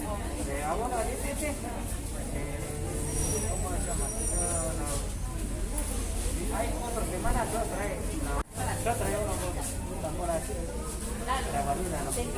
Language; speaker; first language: Spanish; non-native, learner; Hmong